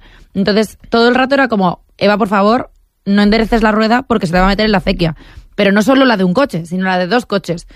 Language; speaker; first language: Spanish; native; Spanish